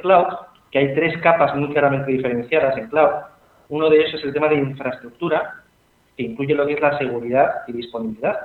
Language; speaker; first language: Spanish; native; Spanish